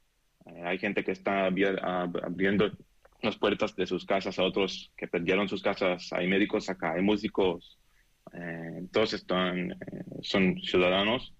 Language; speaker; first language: Spanish; non-native, learner; Hebrew